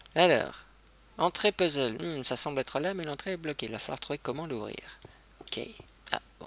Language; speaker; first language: French; native; French